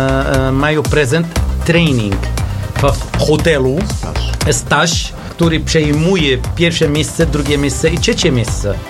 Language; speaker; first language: Polish; non-native, learner; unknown